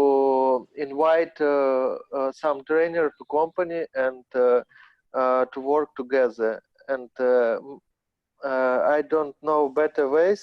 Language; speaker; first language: English; non-native, learner; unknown